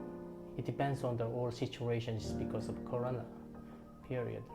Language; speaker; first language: English; non-native, fluent; Korean